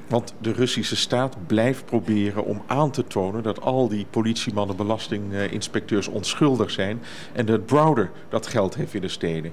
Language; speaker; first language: Dutch; native; Dutch